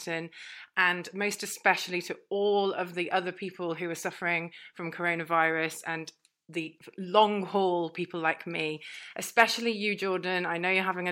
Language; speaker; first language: English; native; English